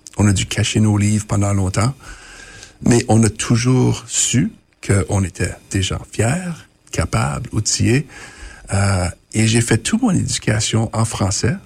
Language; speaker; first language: French; native; French